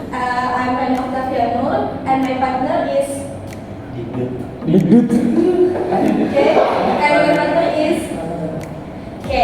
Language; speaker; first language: English; non-native, learner; Indonesian